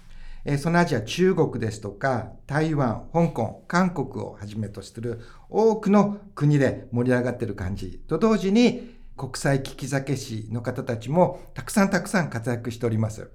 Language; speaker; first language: Japanese; native; Japanese